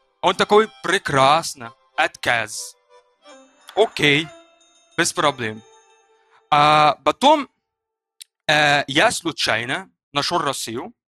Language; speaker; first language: Russian; non-native, learner; Arabic